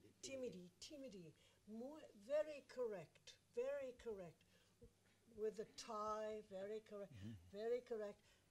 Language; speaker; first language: English; native; English